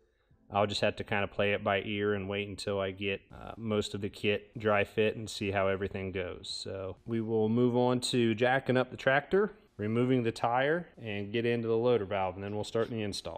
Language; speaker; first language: English; native; English